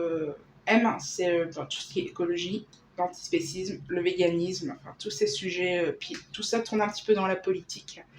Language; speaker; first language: French; native; French